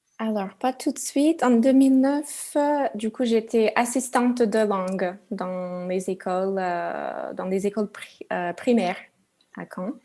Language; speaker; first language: French; non-native, fluent; English